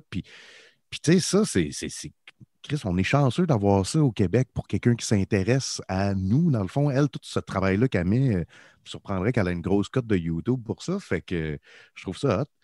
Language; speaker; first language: French; native; French